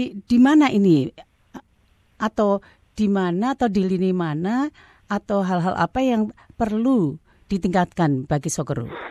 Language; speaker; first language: Indonesian; native; Indonesian